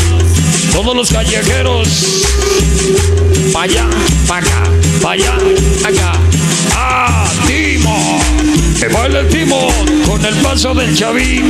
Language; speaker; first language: Spanish; native; Spanish